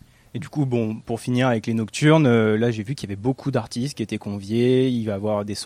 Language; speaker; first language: French; native; French